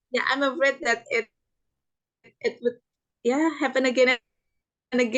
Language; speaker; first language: English; non-native, fluent; Indonesian